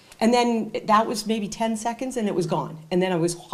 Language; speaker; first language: English; native; English